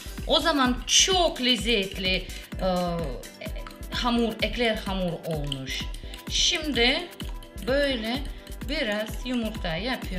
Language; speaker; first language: Turkish; non-native, learner; Russian